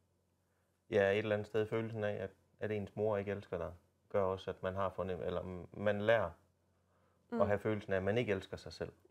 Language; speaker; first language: Danish; native; Danish